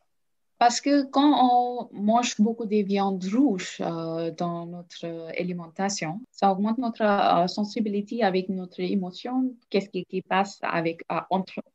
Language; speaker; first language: French; non-native, learner; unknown